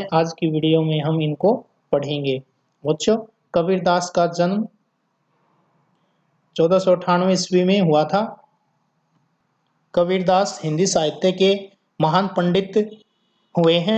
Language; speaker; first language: Hindi; native; Hindi